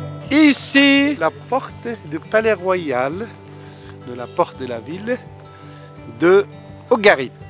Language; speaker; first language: French; non-native, fluent; Arabic